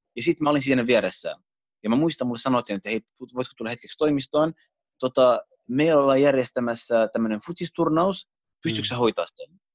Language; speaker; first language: Finnish; early bilingual, other home language; Arabic